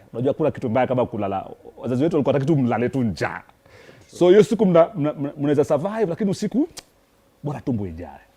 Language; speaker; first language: Swahili; native; Swahili